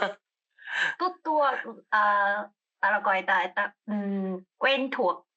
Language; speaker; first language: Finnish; non-native, learner; Vietnamese